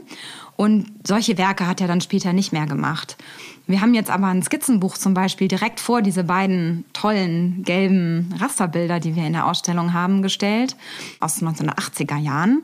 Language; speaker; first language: German; native; German